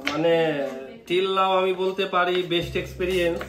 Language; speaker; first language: Bangla; non-native, local second language; Hindi